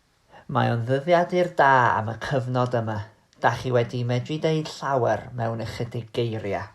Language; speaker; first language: Welsh; native; Welsh